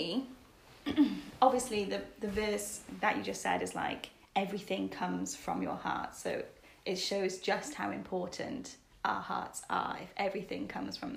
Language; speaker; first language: English; native; English